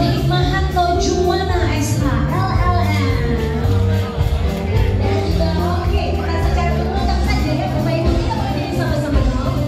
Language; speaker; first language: Indonesian; native; Indonesian